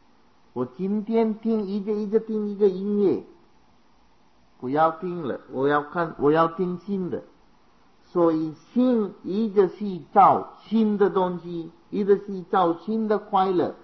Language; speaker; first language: Chinese; non-native, fluent; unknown